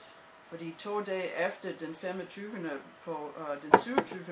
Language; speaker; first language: Danish; non-native, fluent; English